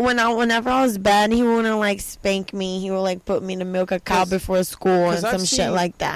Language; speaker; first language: English; non-native, fluent; Portuguese